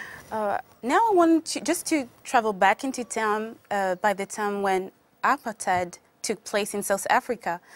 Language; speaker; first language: English; non-native, fluent; French